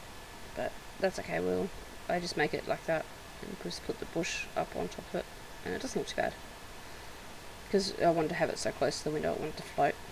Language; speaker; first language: English; native; English